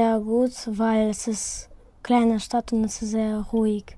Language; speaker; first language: German; non-native, learner; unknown